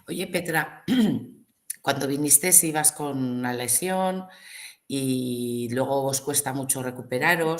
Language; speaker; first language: Spanish; native; Spanish